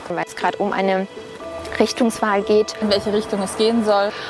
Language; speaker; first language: German; native; German